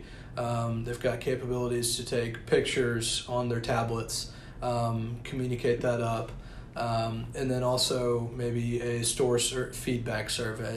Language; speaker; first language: English; native; English